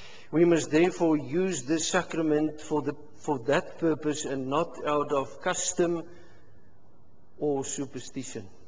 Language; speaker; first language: English; non-native, local second language; Afrikaans